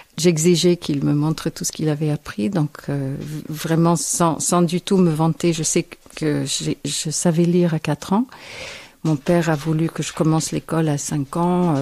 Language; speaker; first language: French; non-native, fluent; English